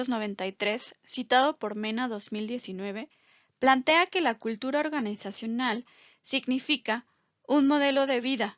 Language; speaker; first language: Spanish; native; Spanish